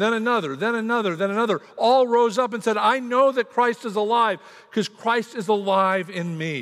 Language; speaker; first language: English; native; English